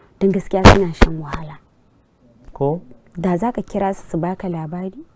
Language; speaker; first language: Hausa; non-native, local second language; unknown